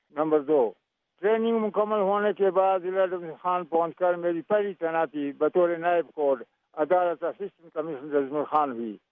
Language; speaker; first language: Urdu; non-native, local second language; Pashto